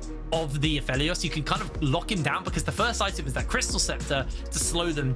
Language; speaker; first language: English; native; English